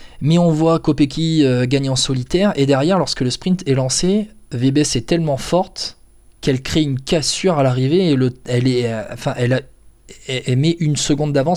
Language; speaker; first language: French; native; French